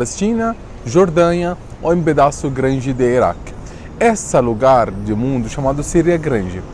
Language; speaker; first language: Portuguese; non-native, fluent; Arabic